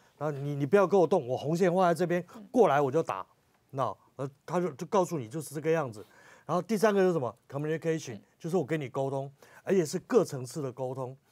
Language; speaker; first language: Chinese; native; Chinese